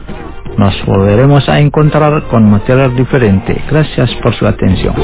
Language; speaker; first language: Spanish; non-native, fluent; Indonesian